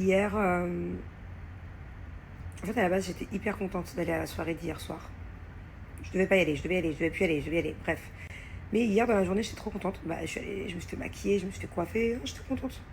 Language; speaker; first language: French; native; French